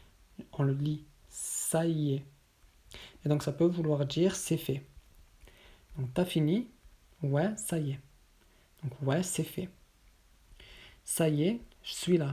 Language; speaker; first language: French; native; French